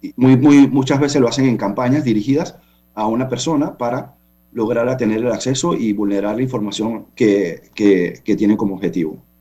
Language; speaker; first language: Spanish; native; Spanish